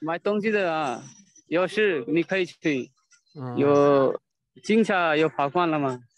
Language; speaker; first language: Chinese; non-native, learner; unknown